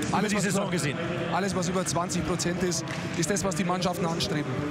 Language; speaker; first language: German; native; German